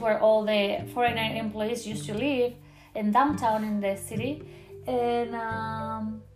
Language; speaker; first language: English; non-native, fluent; Spanish